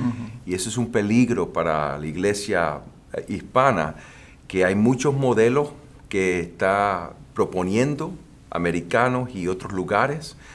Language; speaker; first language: Spanish; early bilingual, heritage; Spanish